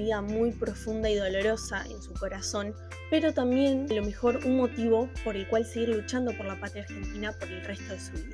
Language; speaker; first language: Spanish; native; Spanish